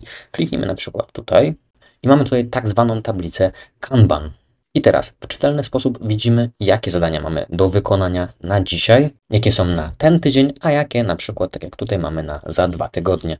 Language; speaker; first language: Polish; native; Polish